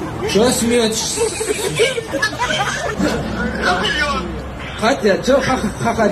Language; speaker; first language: Russian; non-native, local second language; Kyrgyz